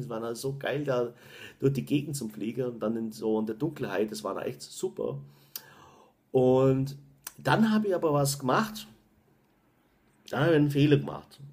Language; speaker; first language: German; native; German